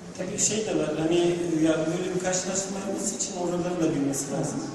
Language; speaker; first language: Turkish; native; Turkish